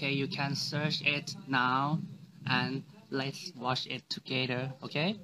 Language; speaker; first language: English; non-native, learner; Thai